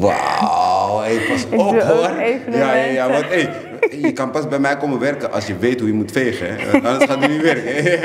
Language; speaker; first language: Dutch; native; Dutch